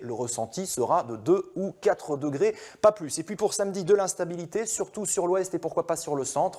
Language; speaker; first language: French; native; French